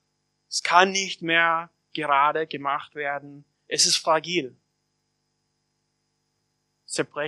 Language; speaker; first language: German; non-native, fluent; English